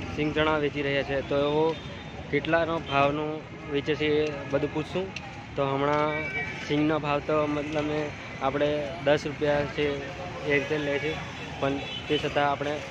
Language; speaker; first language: Gujarati; non-native, local second language; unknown